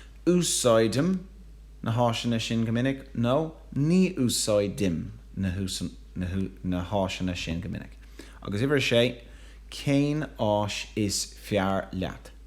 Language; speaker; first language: Irish; non-native, local second language; English